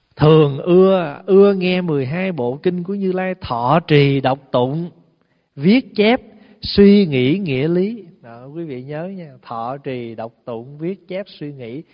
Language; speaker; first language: Vietnamese; early bilingual, heritage; Vietnamese